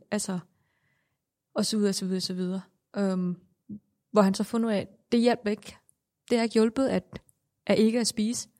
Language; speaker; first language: Danish; non-native, fluent; Thai